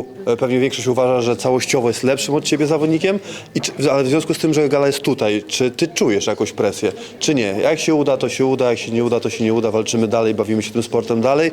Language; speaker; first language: Polish; native; Polish